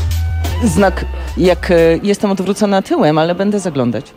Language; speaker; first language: Polish; native; Polish